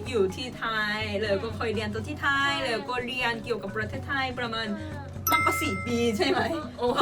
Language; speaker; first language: Thai; non-native, fluent; Korean